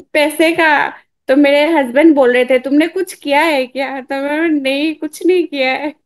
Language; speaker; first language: Hindi; non-native, local second language; Assamese